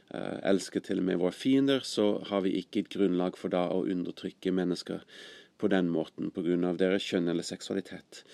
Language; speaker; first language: Norwegian; non-native, fluent; English